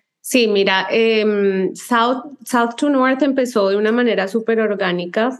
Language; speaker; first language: Spanish; native; Spanish